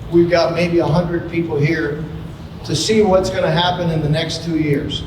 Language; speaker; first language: English; non-native, fluent; Spanish